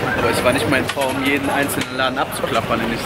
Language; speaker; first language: German; early bilingual, other home language; Turkish